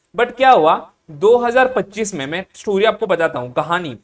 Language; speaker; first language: Hindi; non-native, local second language; Marathi